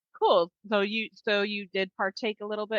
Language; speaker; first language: English; native; English